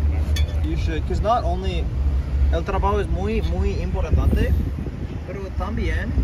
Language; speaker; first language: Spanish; non-native, learner; English